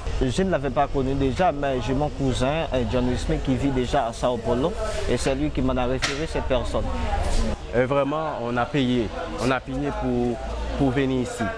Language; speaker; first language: French; non-native, local second language; Haitian Creole